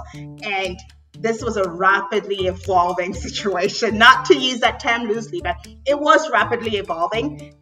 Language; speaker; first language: English; non-native, local second language; Akan